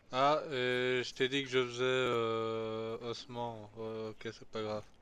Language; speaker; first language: French; native; French